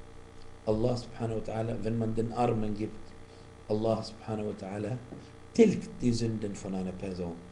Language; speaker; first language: German; non-native, fluent; Arabic